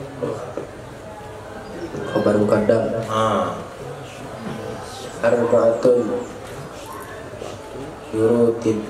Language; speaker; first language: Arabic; non-native, fluent; Indonesian